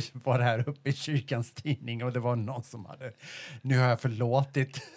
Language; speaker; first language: Swedish; early bilingual, other home language; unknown